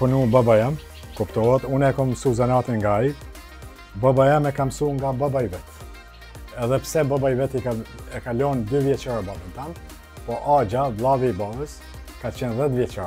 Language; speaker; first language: Albanian; native; Albanian